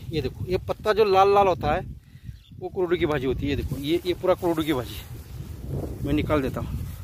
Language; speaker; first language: Hindi; non-native, local second language; Marathi